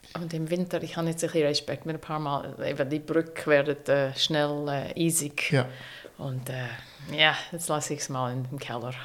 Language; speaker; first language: German; non-native, fluent; English